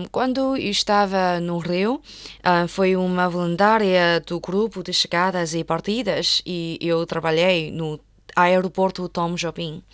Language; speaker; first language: Portuguese; non-native, fluent; Chinese